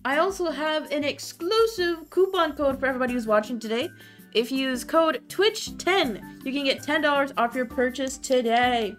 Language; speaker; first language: English; native; English